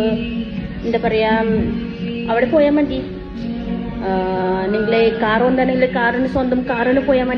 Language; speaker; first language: Malayalam; non-native, learner; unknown